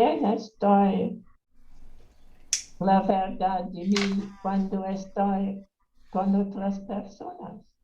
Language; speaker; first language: Spanish; non-native, learner; English